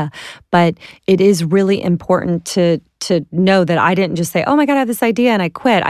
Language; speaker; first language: English; native; English